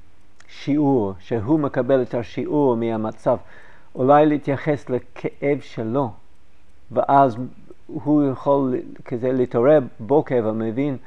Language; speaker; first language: Hebrew; non-native, fluent; English